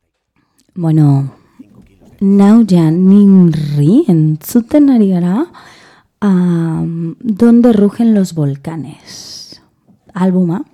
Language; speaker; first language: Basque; non-native, learner; Spanish